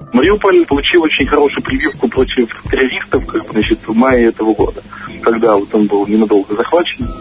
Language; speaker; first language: Russian; native; Russian